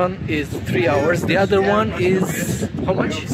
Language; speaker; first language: English; non-native, fluent; Romanian